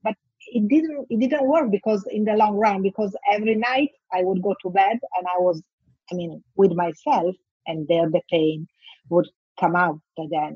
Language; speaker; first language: English; non-native, fluent; Italian